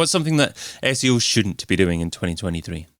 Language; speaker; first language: English; native; English